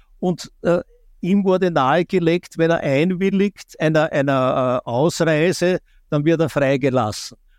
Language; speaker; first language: German; native; German